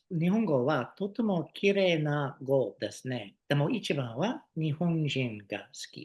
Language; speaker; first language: Japanese; non-native, learner; English